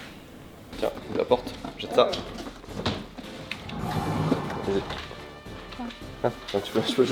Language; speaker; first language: French; native; French